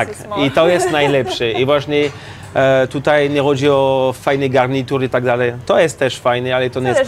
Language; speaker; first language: Polish; non-native, learner; French